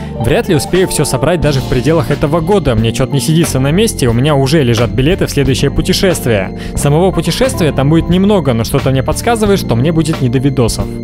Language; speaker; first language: Russian; native; Russian